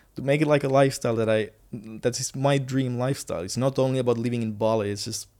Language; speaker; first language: English; non-native, fluent; Finnish